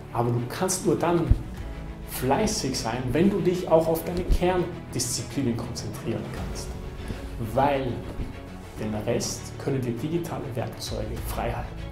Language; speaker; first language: German; native; German